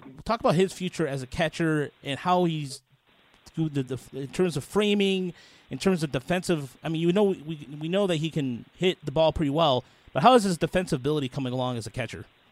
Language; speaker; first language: English; native; English